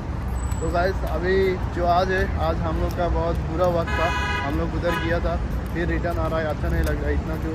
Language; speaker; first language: Hindi; non-native, learner; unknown